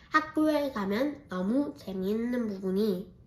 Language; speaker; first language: Korean; early bilingual, heritage; Korean